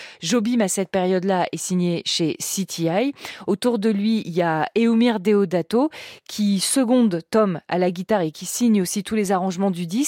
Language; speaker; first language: French; native; French